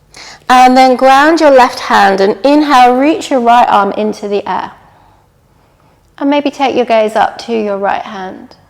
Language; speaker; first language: English; native; English